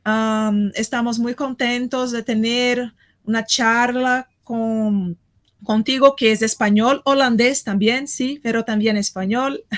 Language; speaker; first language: Spanish; non-native, fluent; Portuguese